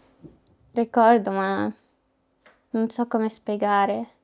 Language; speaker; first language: Italian; non-native, learner; Arabic